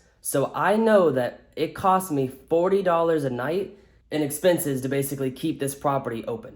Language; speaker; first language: English; native; English